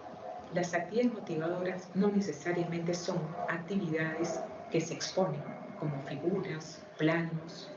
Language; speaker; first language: Spanish; native; Spanish